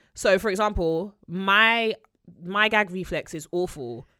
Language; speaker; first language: English; native; English